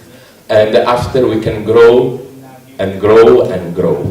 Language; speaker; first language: English; non-native, learner; Italian